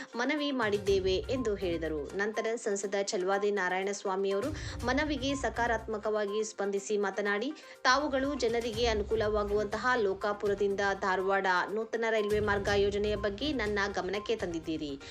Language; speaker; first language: Kannada; native; Kannada